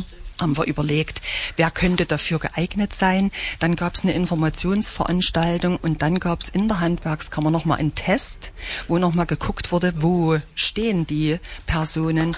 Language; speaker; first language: German; native; German